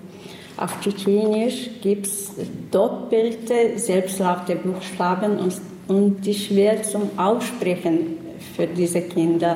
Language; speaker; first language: German; non-native, learner; Chechen